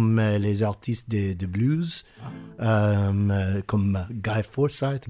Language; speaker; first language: French; non-native, learner; English